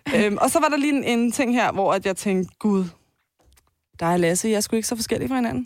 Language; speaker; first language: Danish; early bilingual, other home language; Turkish